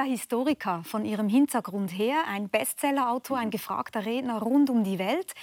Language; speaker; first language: German; native; German